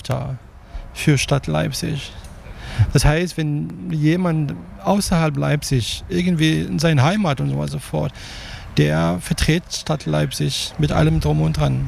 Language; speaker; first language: German; non-native, fluent; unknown